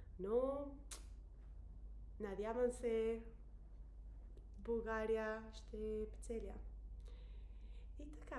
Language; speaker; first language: Bulgarian; non-native, learner; Spanish